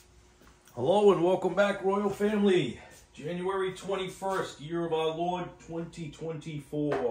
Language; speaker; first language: English; native; English